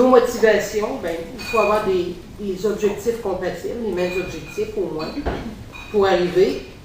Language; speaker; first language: French; native; French